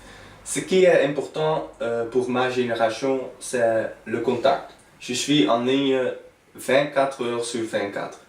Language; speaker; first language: French; non-native, learner; Dutch